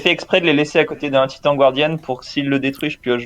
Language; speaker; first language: French; native; French